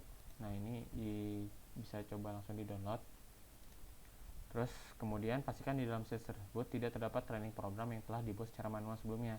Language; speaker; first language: Indonesian; native; Indonesian